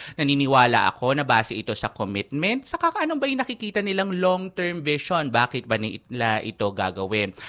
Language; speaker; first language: Filipino; non-native, local second language; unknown